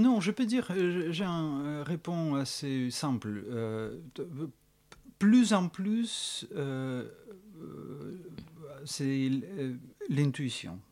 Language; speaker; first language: French; non-native, fluent; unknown